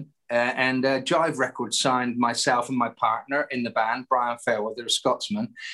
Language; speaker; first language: English; native; English